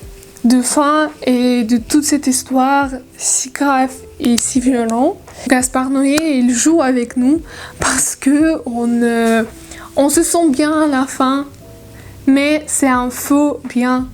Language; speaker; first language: French; non-native, learner; Russian